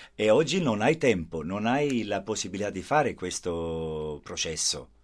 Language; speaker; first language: Italian; non-native, fluent; Danish